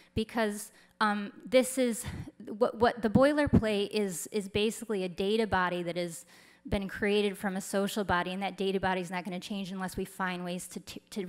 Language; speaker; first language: English; native; English